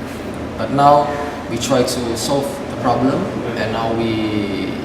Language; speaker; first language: English; non-native, fluent; Indonesian